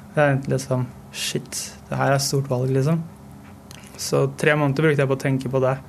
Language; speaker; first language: Norwegian; native; Norwegian